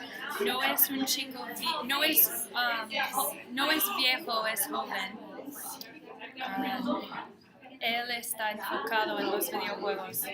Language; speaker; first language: Spanish; non-native, learner; English